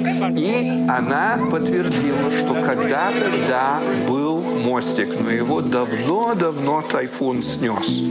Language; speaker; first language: Russian; early bilingual, heritage; Russian